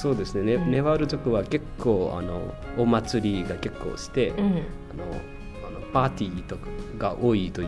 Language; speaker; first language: Japanese; non-native, fluent; Newari